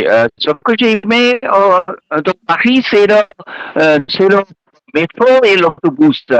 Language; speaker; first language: French; non-native, learner; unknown